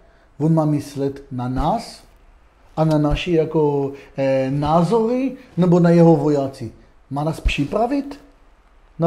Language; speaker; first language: Czech; non-native, fluent; Hebrew